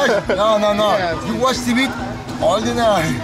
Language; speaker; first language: English; non-native, learner; Spanish